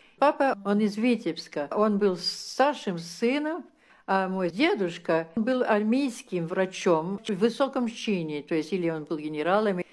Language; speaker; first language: Russian; early bilingual, heritage; Russian